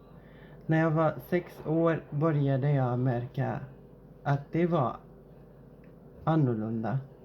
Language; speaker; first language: Swedish; non-native, fluent; Arabic